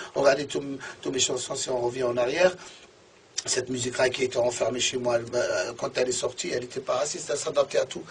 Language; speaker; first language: French; non-native, local second language; Arabic